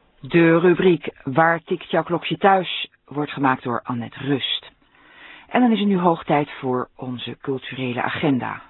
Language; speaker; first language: Dutch; native; Dutch